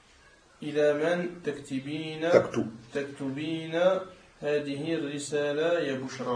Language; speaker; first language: Arabic; non-native, learner; French